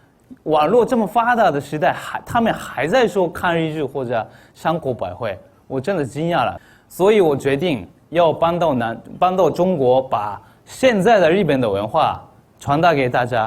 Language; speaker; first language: Chinese; non-native, fluent; Japanese